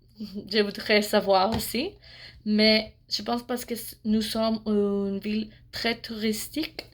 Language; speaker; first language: French; non-native, fluent; English